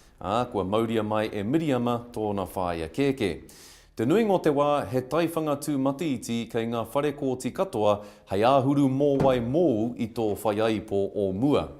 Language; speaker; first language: Māori; non-native, local second language; English